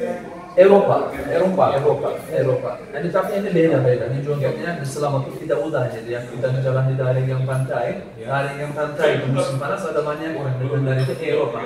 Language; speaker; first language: Indonesian; non-native, learner; Turkish